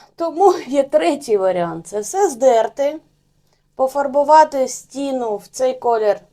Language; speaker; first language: Ukrainian; native; Ukrainian